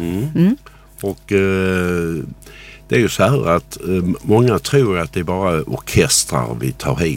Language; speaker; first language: Swedish; native; Swedish